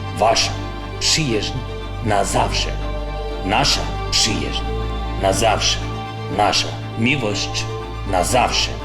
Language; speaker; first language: Polish; non-native, learner; Ukrainian